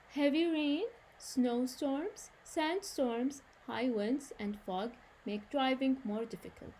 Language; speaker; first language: English; non-native, fluent; Arabic